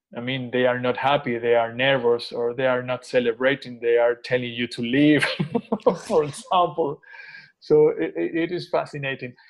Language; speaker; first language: English; non-native, fluent; Spanish